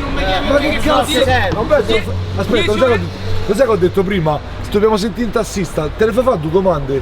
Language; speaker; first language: Italian; native; Italian